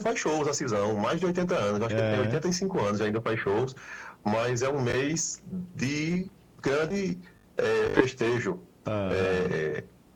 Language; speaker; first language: Portuguese; native; Portuguese